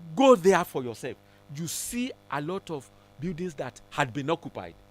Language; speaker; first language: English; non-native, local second language; Yoruba